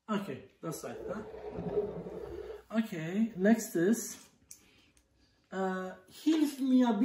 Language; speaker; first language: German; non-native, learner; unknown